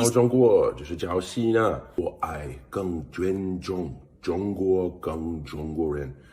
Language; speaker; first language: Chinese; non-native, learner; English